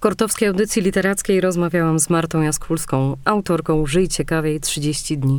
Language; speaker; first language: Polish; native; Polish